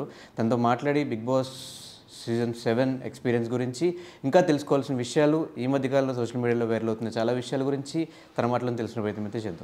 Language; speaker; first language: Telugu; native; Telugu